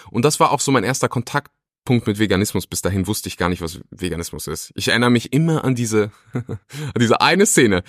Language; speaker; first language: German; early bilingual, other home language; Russian